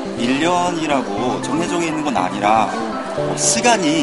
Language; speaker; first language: Korean; non-native, fluent; Japanese